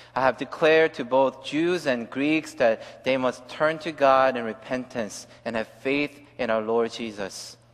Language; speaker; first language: English; early bilingual, other home language; Korean